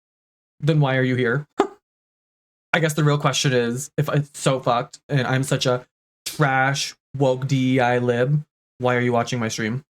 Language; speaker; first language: English; native; English